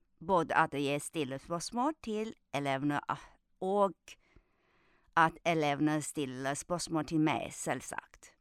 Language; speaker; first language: Norwegian; non-native, fluent; Chinese